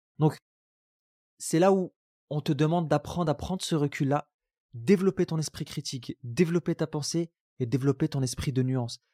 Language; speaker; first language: French; non-native, local second language; Arabic